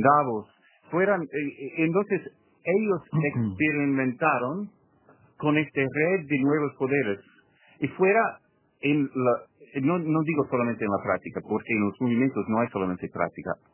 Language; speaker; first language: Spanish; non-native, fluent; English